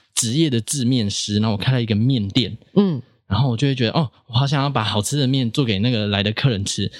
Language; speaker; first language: Chinese; native; Chinese